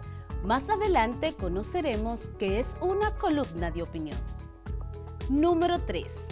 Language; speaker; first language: Spanish; native; Spanish